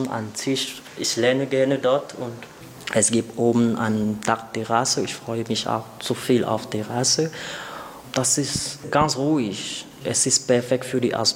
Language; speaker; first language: German; non-native, learner; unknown